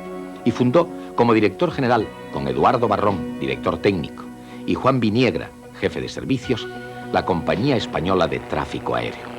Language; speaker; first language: Spanish; native; Spanish